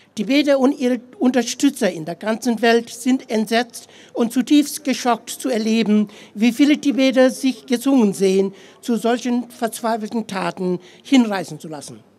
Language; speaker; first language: German; non-native, fluent; Tibetan